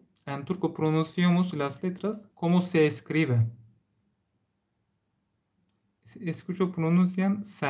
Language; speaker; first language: Spanish; non-native, learner; Turkish